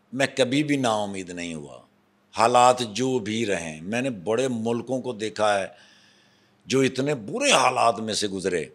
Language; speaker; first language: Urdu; non-native, local second language; Punjabi